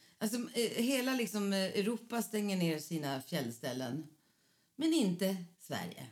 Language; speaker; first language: Swedish; native; Swedish